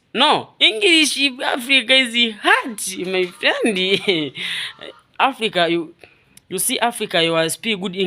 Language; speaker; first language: English; non-native, learner; Swahili